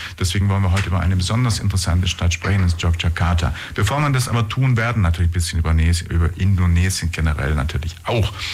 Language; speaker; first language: German; native; German